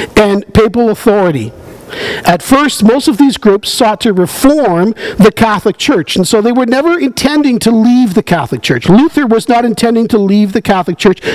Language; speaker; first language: English; native; English